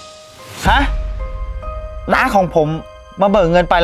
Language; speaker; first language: Thai; native; Thai